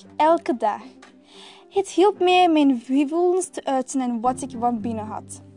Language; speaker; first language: Dutch; non-native, learner; Turkish